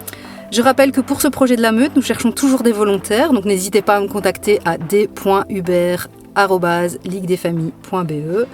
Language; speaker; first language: French; native; French